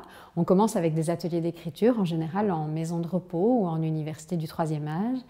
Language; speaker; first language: French; native; French